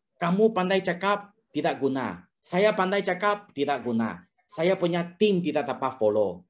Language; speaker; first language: Malay; non-native, local second language; Chinese